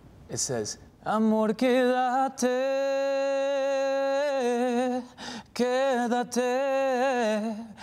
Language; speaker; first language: English; early bilingual, other home language; Spanish